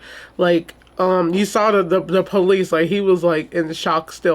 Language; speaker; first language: English; native; English